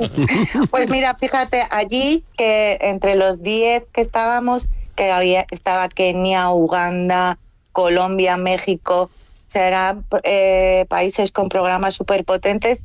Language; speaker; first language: Spanish; native; Spanish